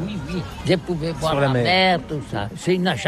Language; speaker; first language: French; non-native, learner; Catalan